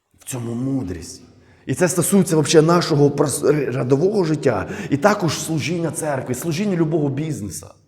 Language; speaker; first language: Ukrainian; non-native, local second language; Russian